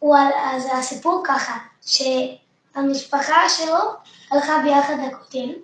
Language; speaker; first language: Hebrew; early bilingual, other home language; French